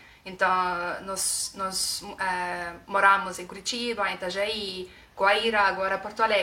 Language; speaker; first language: Portuguese; non-native, fluent; Estonian